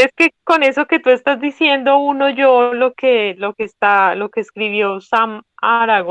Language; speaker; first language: Spanish; native; Spanish